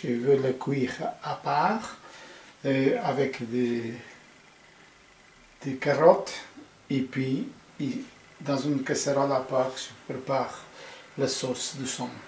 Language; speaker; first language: French; non-native, fluent; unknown